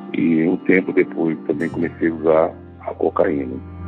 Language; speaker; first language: Portuguese; native; Portuguese